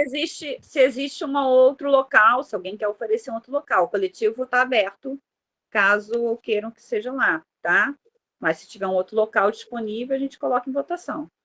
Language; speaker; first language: Portuguese; native; Portuguese